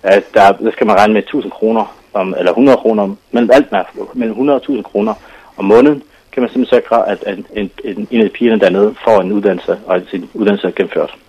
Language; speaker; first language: Danish; non-native, fluent; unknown